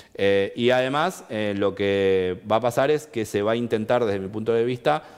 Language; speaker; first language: Spanish; native; Spanish